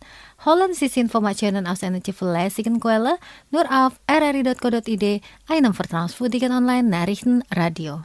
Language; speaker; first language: German; non-native, fluent; Indonesian